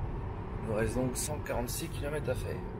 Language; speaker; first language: French; native; French